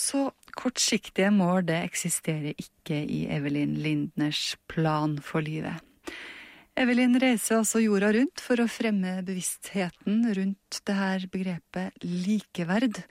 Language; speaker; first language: Norwegian; native; Norwegian